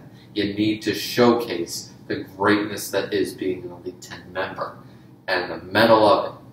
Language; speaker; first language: English; native; English